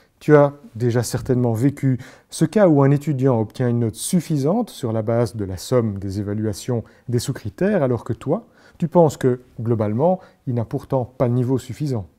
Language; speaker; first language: French; native; French